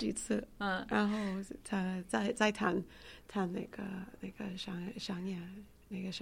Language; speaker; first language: Chinese; non-native, fluent; English